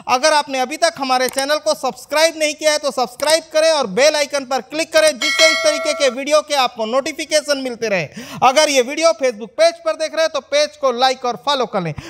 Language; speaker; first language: Hindi; native; Hindi